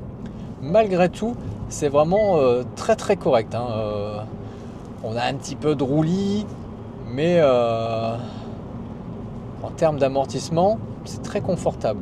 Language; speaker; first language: French; native; French